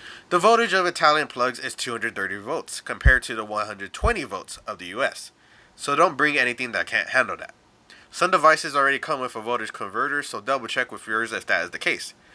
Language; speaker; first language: English; native; English